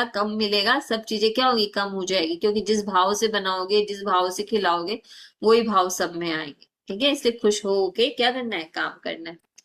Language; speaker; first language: Hindi; native; Hindi